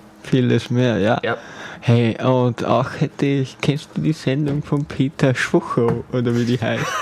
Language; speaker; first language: German; native; German